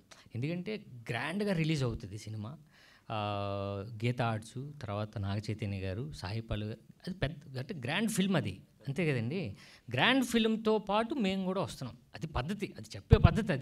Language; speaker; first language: Telugu; native; Telugu